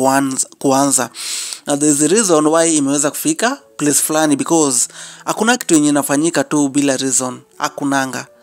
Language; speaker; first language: Swahili; non-native, local second language; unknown